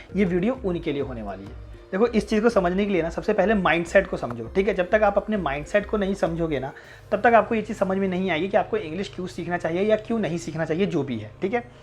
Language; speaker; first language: Hindi; native; Hindi